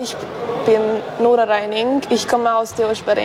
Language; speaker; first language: German; non-native, local second language; Hungarian